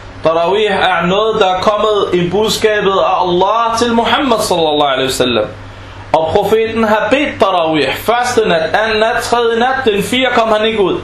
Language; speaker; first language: Danish; non-native, fluent; Arabic